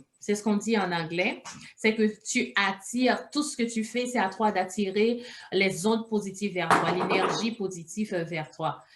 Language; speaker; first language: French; non-native, local second language; Haitian Creole